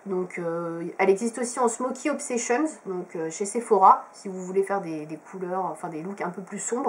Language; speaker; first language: French; native; French